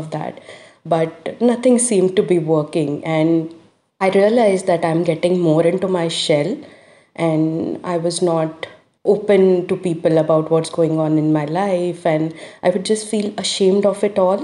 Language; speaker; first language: English; non-native, local second language; Hindi